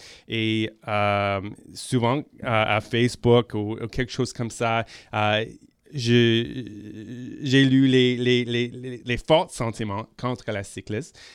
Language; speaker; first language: French; non-native, local second language; English